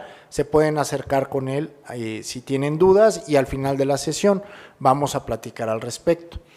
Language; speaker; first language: Spanish; native; Spanish